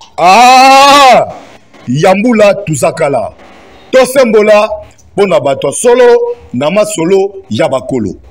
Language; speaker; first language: Lingala; native; Lingala